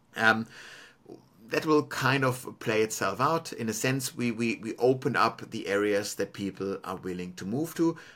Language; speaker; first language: English; non-native, fluent; German